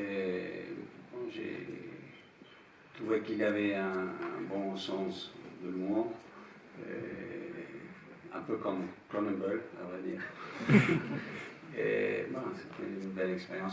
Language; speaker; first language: French; non-native, fluent; English